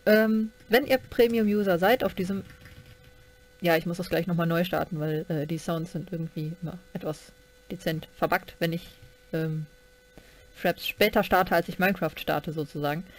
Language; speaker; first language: German; native; German